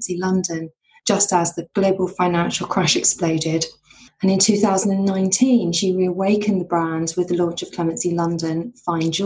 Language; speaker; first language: English; native; English